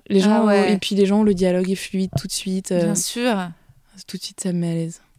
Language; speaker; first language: French; native; French